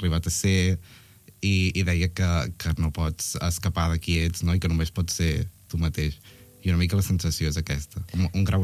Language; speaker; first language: Catalan; native; Catalan